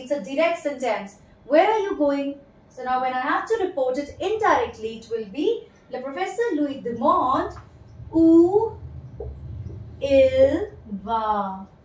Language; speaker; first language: English; non-native, local second language; Hindi